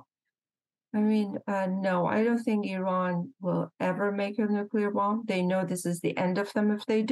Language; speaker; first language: English; non-native, fluent; Persian